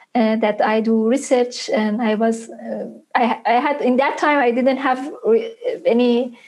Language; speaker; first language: English; non-native, fluent; Persian